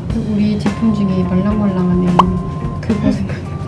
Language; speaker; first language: Korean; native; Korean